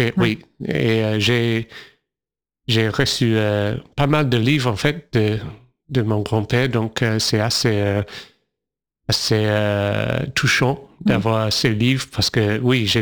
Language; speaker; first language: French; non-native, fluent; English